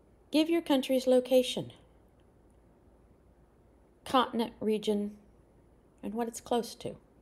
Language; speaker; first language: English; native; English